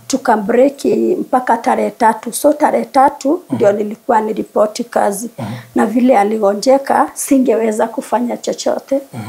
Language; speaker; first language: Swahili; non-native, local second language; Kikuyu